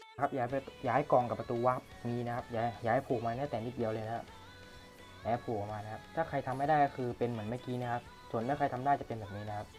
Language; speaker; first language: Thai; native; Thai